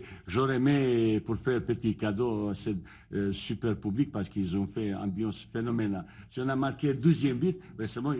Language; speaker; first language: French; non-native, learner; Bosnian